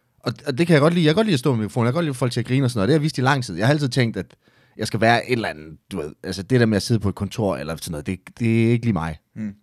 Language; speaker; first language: Danish; native; Danish